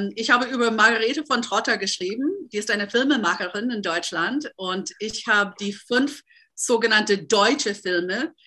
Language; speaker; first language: German; non-native, fluent; English